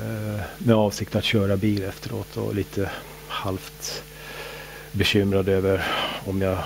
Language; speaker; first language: Swedish; native; Swedish